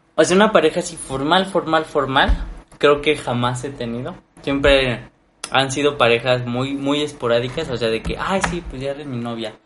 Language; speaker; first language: Spanish; native; Spanish